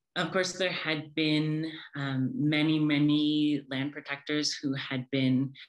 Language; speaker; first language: English; native; English